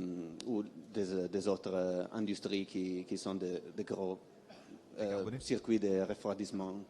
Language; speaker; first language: French; non-native, fluent; Italian